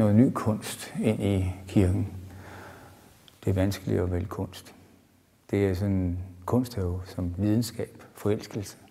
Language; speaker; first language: Danish; native; Danish